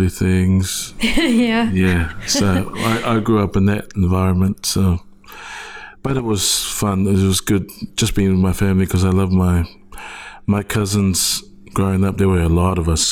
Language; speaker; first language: English; native; English